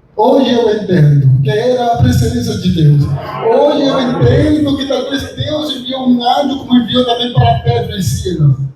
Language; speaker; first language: Portuguese; non-native, fluent; Spanish